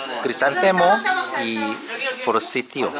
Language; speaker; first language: Spanish; non-native, learner; Korean